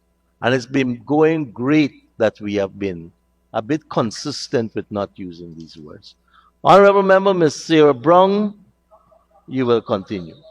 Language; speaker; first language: English; native; English